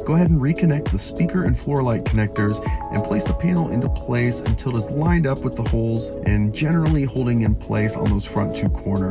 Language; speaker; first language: English; native; English